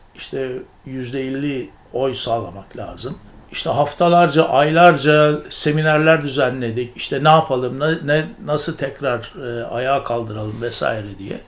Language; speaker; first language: Turkish; native; Turkish